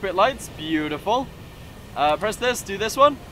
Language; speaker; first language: English; native; English